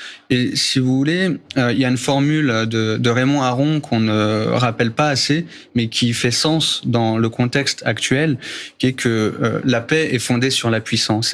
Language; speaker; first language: French; native; French